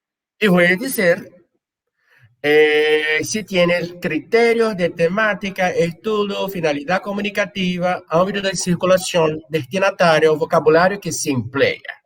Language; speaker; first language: Spanish; non-native, fluent; Portuguese